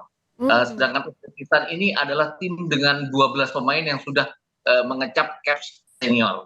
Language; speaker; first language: Indonesian; native; Indonesian